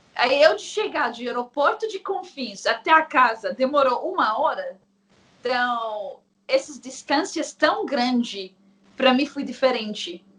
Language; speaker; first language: Portuguese; non-native, fluent; Arabic